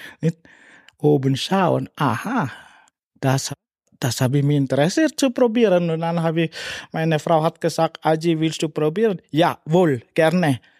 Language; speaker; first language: German; non-native, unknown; Indonesian